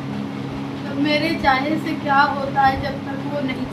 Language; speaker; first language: Hindi; native; Hindi